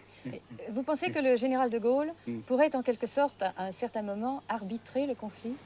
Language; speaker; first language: French; native; French